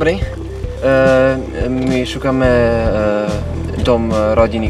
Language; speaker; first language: Polish; non-native, learner; Slovak